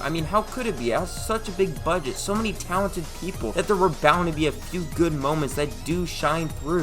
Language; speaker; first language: English; native; English